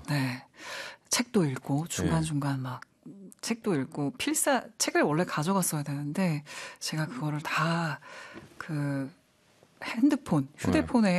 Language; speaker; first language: Korean; native; Korean